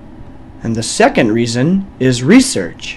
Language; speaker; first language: English; native; English